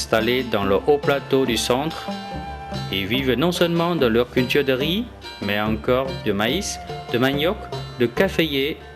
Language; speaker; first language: French; non-native, fluent; Vietnamese